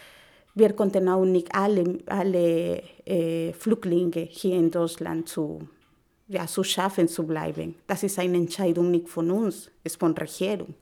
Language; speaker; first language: German; non-native, learner; Spanish